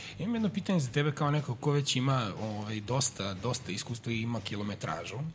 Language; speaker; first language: Serbian; native; Serbian